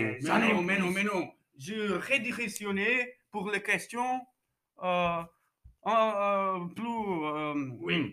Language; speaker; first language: French; non-native, learner; Portuguese